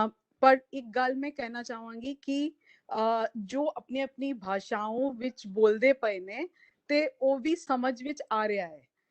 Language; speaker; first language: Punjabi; non-native, local second language; Hindi